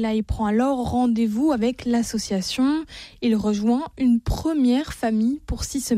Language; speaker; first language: French; native; French